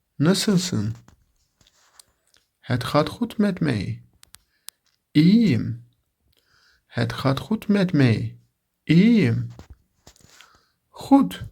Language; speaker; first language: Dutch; non-native, learner; Turkish